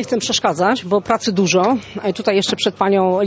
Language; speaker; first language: Polish; native; Polish